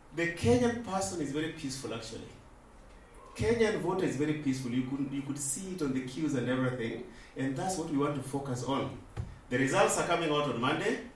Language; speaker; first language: English; non-native, local second language; Luo (Kenya and Tanzania)